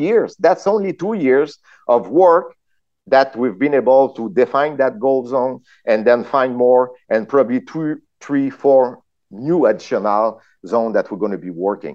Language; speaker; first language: English; non-native, fluent; French